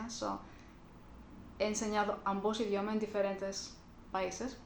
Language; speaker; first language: Spanish; non-native, fluent; Greek